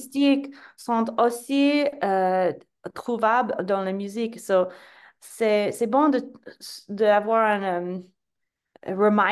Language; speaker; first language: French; non-native, fluent; English